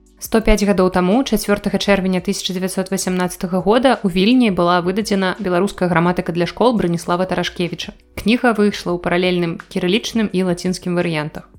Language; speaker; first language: Belarusian; native; Belarusian